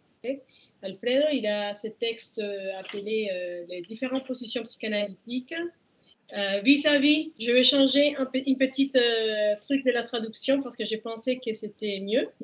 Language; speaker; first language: French; non-native, fluent; Spanish